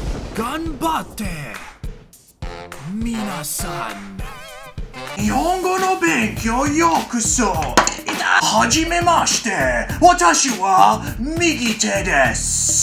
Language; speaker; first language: Japanese; non-native, learner; English